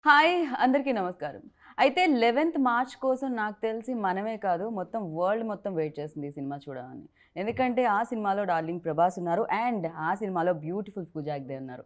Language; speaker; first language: Telugu; native; Telugu